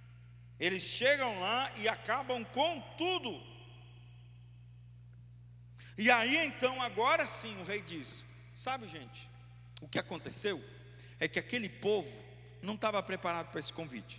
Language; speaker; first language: Portuguese; native; Portuguese